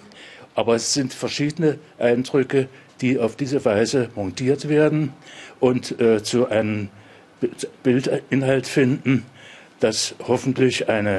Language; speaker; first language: German; native; German